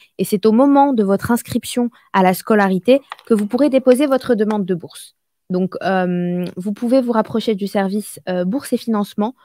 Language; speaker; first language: French; non-native, local second language; Arabic